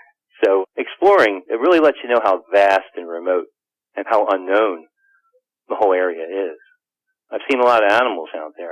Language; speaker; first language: English; native; English